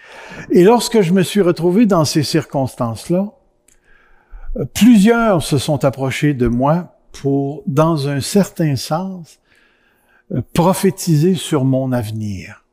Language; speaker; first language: French; native; French